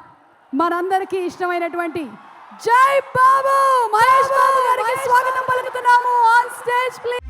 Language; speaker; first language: Telugu; native; Telugu